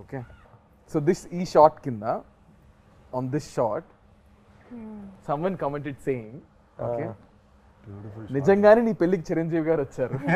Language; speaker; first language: Telugu; native; Telugu